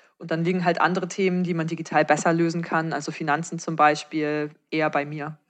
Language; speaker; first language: German; native; German